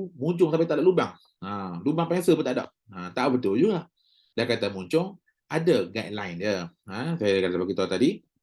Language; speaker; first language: Malay; native; Malay